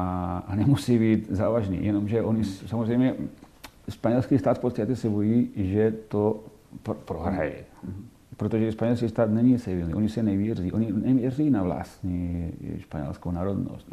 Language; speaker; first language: Czech; non-native, fluent; Catalan